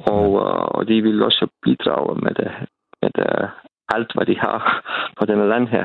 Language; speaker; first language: Danish; non-native, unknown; Estonian